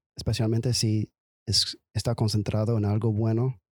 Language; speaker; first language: Spanish; non-native, fluent; English